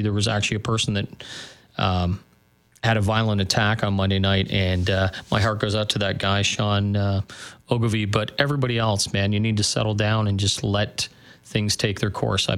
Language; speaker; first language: English; native; English